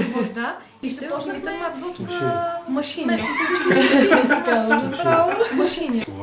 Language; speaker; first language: Bulgarian; native; Bulgarian